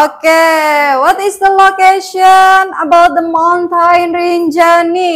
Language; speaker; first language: English; non-native, learner; Indonesian